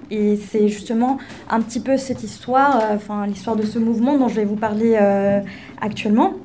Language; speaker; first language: French; non-native, fluent; Spanish